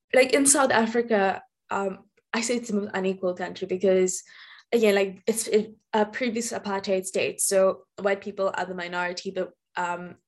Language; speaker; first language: English; native; English